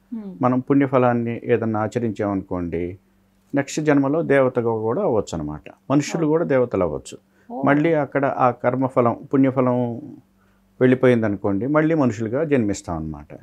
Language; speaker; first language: Telugu; native; Telugu